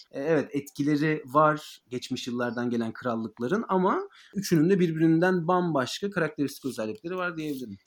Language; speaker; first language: Turkish; native; Turkish